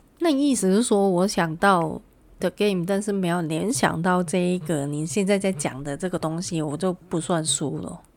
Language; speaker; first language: Chinese; non-native, local second language; Cantonese